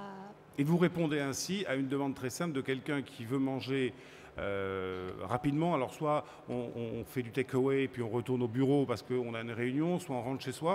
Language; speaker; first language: French; native; French